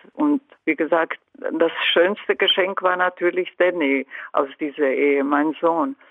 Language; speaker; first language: German; non-native, fluent; Croatian